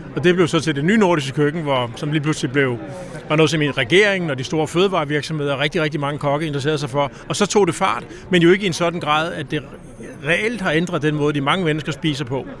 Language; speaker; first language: Danish; native; Danish